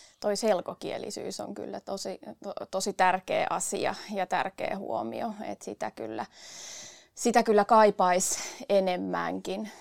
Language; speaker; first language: Finnish; early bilingual, other home language; Spanish